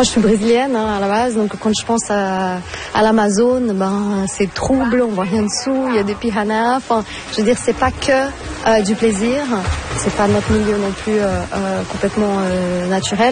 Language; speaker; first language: French; native; French